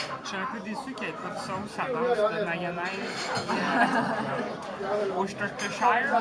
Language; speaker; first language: French; native; French